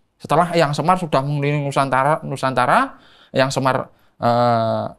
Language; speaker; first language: Indonesian; native; Indonesian